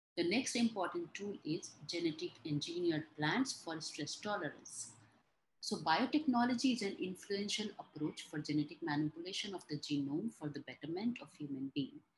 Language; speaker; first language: English; non-native, local second language; Hindi